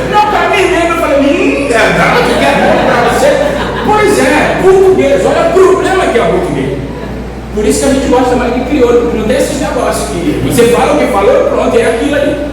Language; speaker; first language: Portuguese; native; Portuguese